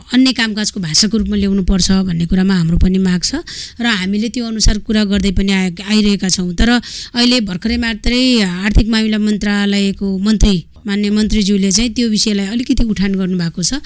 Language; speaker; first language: Nepali; non-native, local second language; Gurung